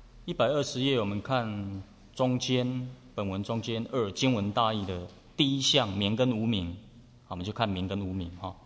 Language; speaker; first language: Chinese; native; Chinese